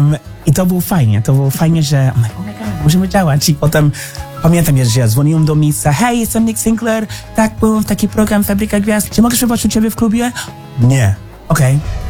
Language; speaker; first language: Polish; non-native, learner; English